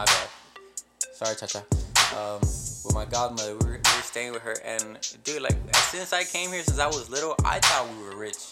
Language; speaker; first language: English; early bilingual, other home language; Spanish